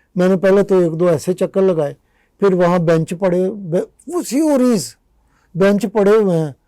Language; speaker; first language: Urdu; non-native, local second language; Punjabi